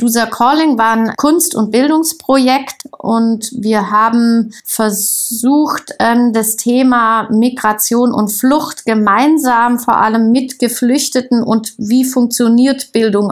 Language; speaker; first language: German; native; German